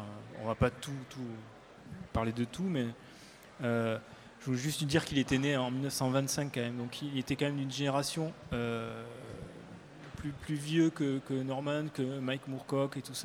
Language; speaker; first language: French; native; French